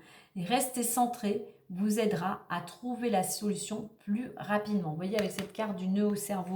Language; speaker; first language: French; native; French